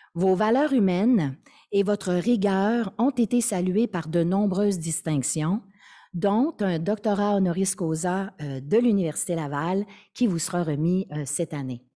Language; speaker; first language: French; native; French